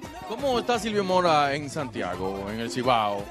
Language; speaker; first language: Spanish; native; Spanish